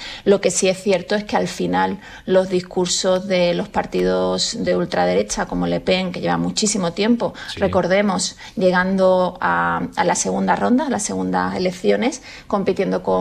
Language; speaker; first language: Spanish; native; Spanish